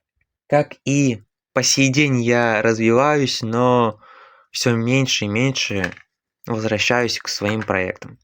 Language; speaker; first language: Russian; native; Russian